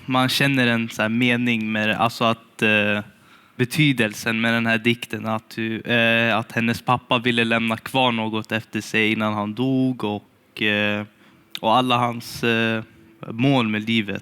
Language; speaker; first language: Swedish; early bilingual, other home language; Kurdish